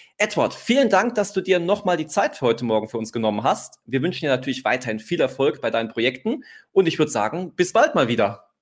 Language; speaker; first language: German; native; German